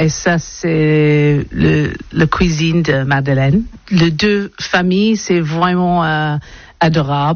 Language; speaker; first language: French; non-native, learner; English